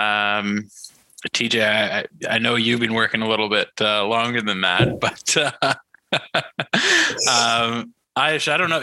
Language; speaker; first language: English; native; English